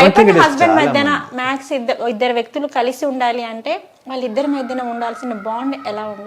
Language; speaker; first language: Telugu; native; Telugu